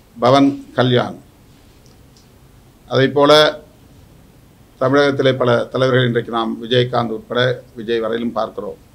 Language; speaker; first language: Tamil; native; Tamil